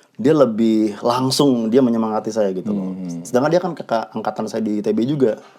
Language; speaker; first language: Indonesian; native; Indonesian